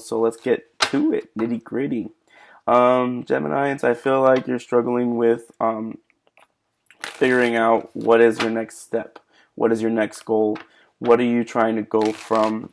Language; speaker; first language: English; native; English